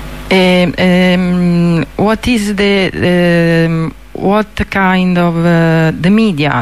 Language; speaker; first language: English; non-native, learner; Italian